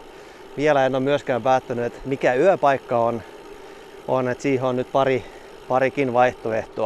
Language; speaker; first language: Finnish; native; Finnish